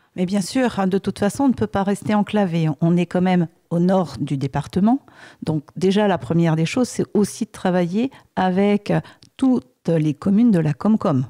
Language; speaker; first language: French; native; French